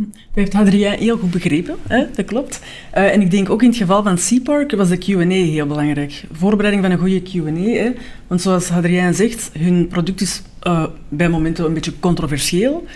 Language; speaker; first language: Dutch; native; Dutch